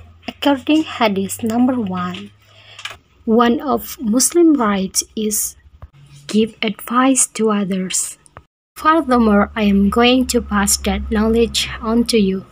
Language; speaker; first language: English; non-native, learner; Indonesian